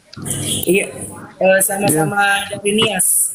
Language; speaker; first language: Indonesian; native; Indonesian